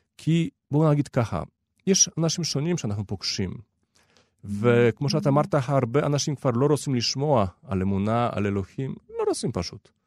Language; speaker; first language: Hebrew; non-native, fluent; Polish